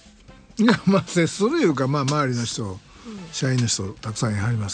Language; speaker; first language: Japanese; native; Japanese